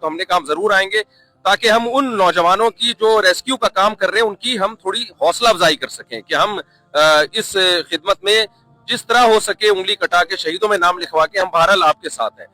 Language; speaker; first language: Urdu; native; Urdu